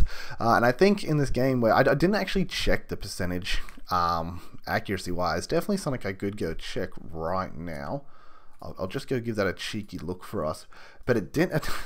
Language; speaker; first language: English; native; English